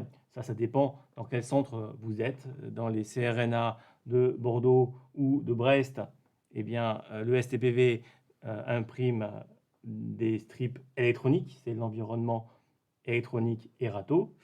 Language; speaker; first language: French; native; French